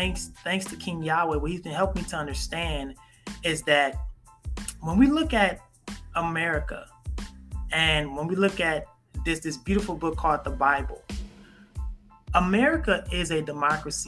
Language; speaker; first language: English; native; English